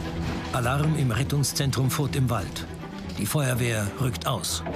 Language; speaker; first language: German; native; German